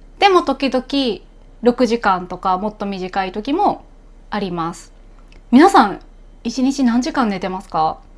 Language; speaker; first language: Japanese; native; Japanese